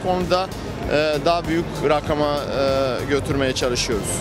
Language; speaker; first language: Turkish; non-native, fluent; Serbian